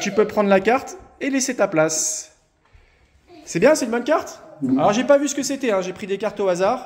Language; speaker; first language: French; native; French